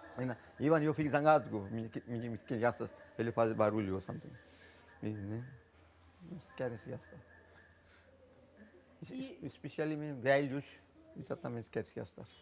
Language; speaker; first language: Portuguese; non-native, local second language; Konkani